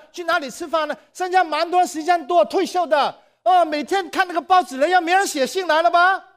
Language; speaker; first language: Chinese; non-native, local second language; Cantonese